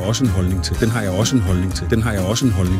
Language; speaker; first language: Danish; native; Danish